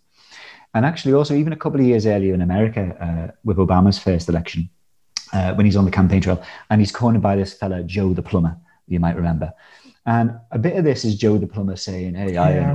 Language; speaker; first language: English; native; English